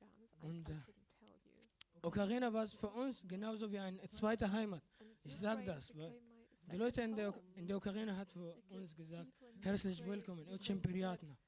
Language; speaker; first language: German; non-native, learner; Arabic